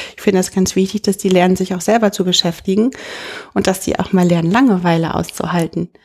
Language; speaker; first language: German; native; German